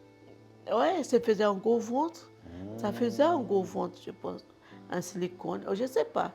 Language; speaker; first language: French; non-native, learner; Portuguese